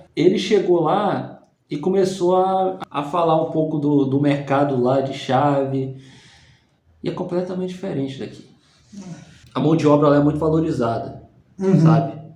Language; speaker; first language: Portuguese; native; Portuguese